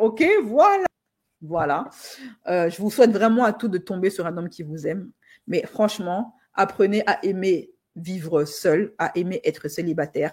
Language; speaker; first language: French; native; French